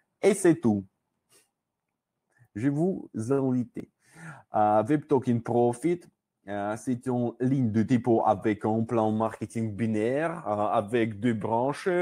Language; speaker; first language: French; non-native, learner; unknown